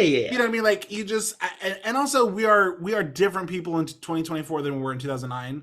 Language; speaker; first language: English; native; English